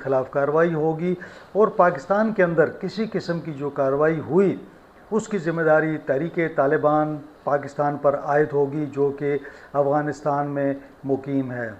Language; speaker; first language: Urdu; native; Urdu